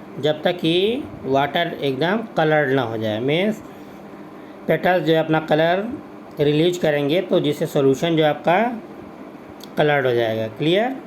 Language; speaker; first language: Hindi; native; Hindi